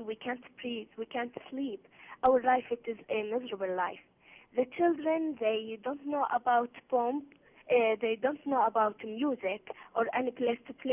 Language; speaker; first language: English; non-native, learner; Arabic